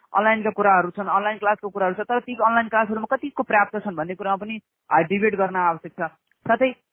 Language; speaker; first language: Nepali; non-native, local second language; Awadhi